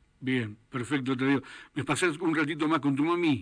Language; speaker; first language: Spanish; native; Spanish